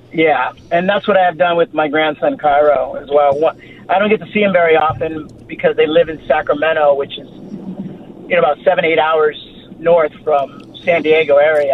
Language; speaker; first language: English; native; English